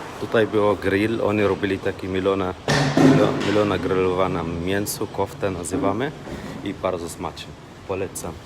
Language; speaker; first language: Polish; non-native, learner; Arabic